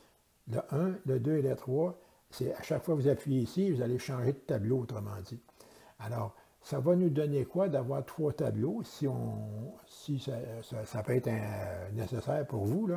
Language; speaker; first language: French; native; French